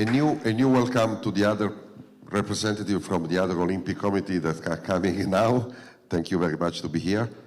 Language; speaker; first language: English; non-native, fluent; Italian